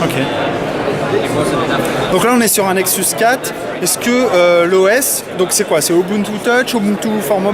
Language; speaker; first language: French; native; French